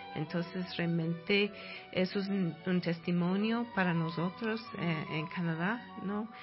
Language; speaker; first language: Spanish; non-native, fluent; English